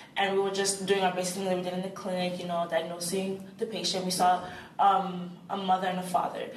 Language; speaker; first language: English; native; English